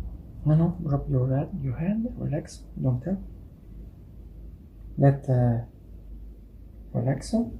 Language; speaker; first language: English; non-native, learner; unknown